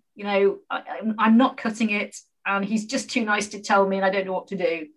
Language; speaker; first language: English; native; English